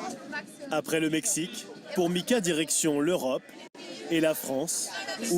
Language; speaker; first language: French; native; French